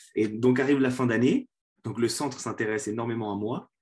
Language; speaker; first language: French; native; French